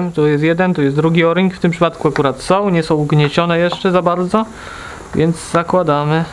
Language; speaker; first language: Polish; native; Polish